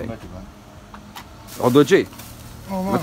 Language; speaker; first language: Arabic; native; Arabic